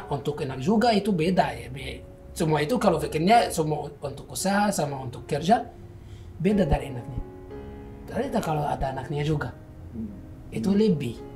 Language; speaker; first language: Indonesian; non-native, learner; Arabic